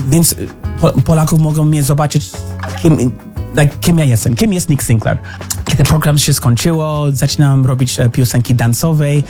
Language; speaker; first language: Polish; non-native, learner; English